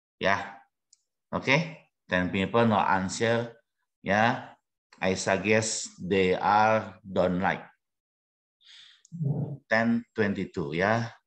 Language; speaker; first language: English; non-native, learner; Indonesian